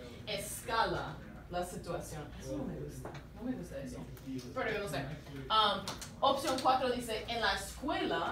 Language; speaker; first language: Spanish; non-native, fluent; English